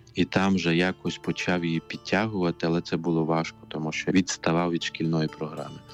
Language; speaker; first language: Ukrainian; non-native, local second language; Romany